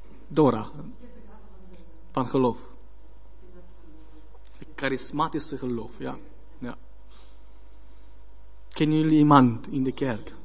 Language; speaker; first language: Dutch; non-native, learner; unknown